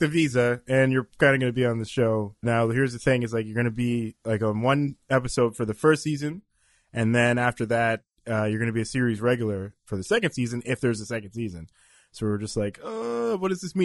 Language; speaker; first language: English; native; English